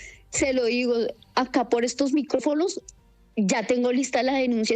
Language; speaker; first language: Spanish; native; Spanish